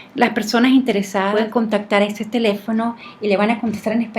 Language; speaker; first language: Spanish; native; Spanish